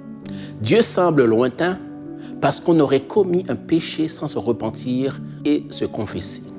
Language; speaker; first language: French; native; French